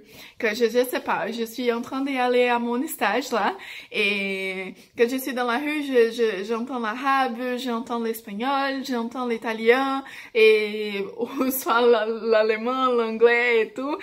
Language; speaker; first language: French; non-native, fluent; Portuguese